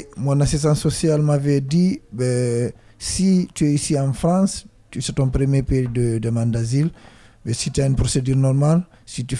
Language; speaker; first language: French; non-native, learner; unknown